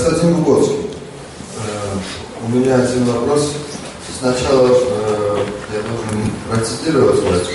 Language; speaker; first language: Russian; non-native, fluent; Georgian